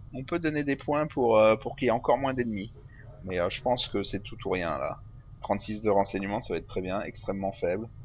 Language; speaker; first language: French; native; French